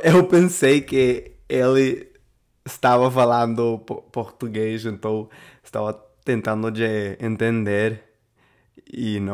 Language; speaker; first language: Portuguese; non-native, learner; Spanish